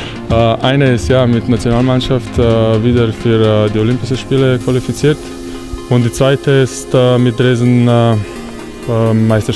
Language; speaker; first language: German; non-native, learner; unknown